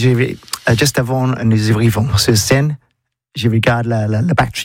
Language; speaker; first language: French; non-native, learner; English